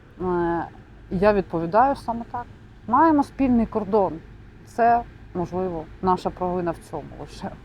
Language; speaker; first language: Ukrainian; non-native, local second language; Russian